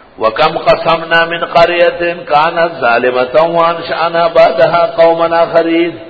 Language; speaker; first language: Urdu; non-native, local second language; Pashto